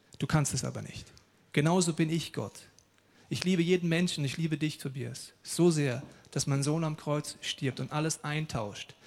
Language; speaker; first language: German; native; German